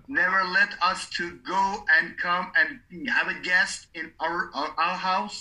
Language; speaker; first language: English; non-native, learner; Persian